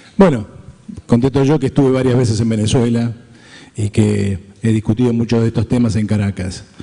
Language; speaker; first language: Spanish; native; Spanish